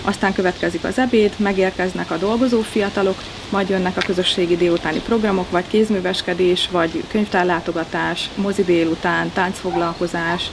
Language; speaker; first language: Hungarian; native; Hungarian